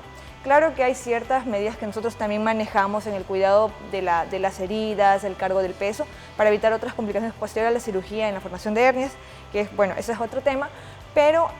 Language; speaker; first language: Spanish; native; Spanish